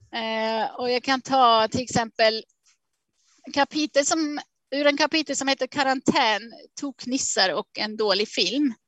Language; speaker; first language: Swedish; non-native, fluent; Swiss German